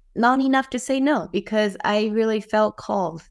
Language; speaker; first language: English; non-native, fluent; Japanese